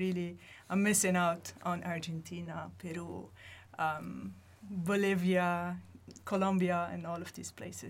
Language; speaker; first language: English; non-native, fluent; Arabic